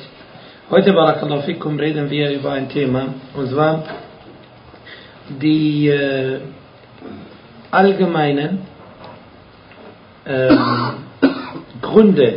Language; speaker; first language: German; non-native, fluent; Arabic